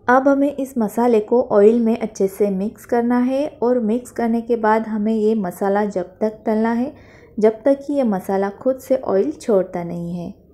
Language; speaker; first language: Hindi; non-native, local second language; Marathi